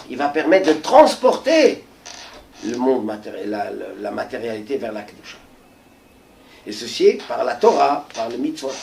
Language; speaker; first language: French; native; French